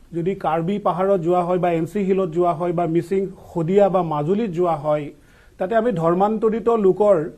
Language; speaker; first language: Assamese; non-native, local second language; Mising